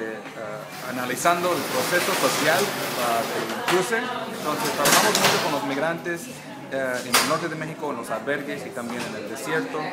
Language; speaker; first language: Spanish; early bilingual, heritage; Spanish